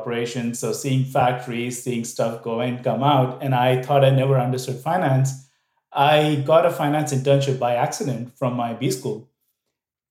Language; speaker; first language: English; non-native, local second language; Hindi